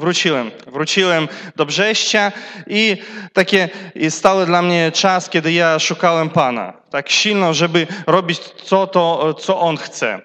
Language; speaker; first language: Polish; non-native, learner; Russian